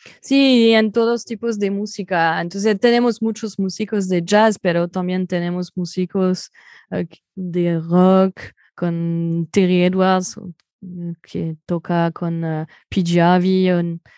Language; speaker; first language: Spanish; non-native, fluent; French